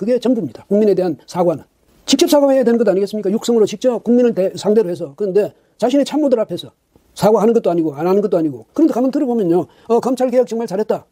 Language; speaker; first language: Korean; native; Korean